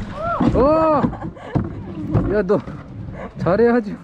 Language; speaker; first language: Korean; native; Korean